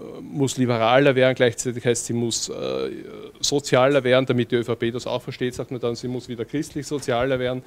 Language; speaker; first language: German; native; German